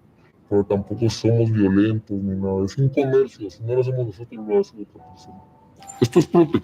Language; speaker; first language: Spanish; native; Spanish